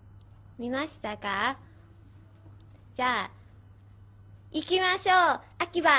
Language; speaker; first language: Japanese; non-native, learner; English